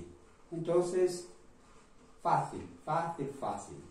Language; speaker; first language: Spanish; non-native, learner; Portuguese